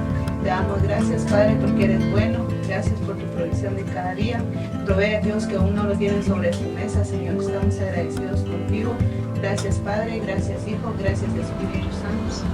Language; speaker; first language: Spanish; native; Spanish